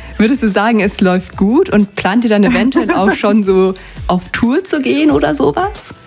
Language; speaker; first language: German; native; German